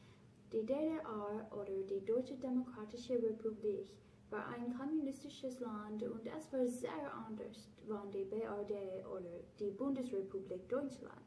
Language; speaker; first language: German; non-native, learner; English